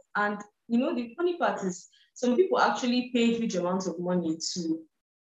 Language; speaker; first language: English; non-native, local second language; Igbo